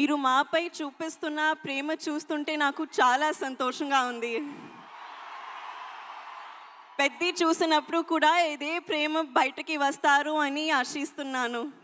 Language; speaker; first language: Telugu; non-native, learner; Hindi